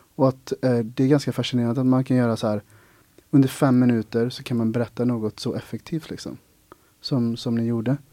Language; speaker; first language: Swedish; native; Swedish